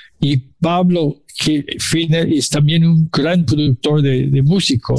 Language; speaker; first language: Spanish; non-native, learner; English